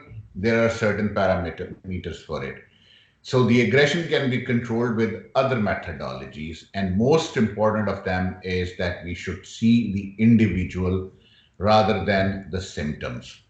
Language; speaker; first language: English; non-native, local second language; Urdu